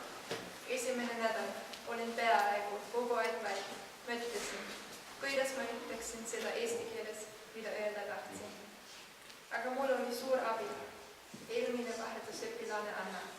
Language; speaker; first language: Estonian; non-native, learner; German